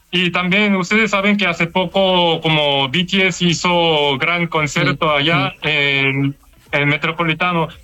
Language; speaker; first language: Spanish; non-native, learner; Korean